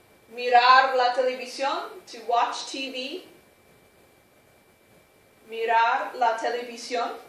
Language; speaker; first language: Spanish; non-native, fluent; English